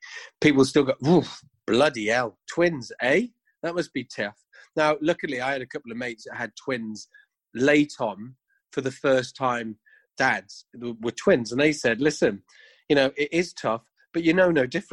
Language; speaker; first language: English; native; English